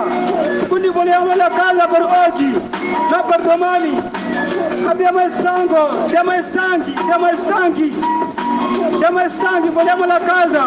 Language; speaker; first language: Italian; non-native, learner; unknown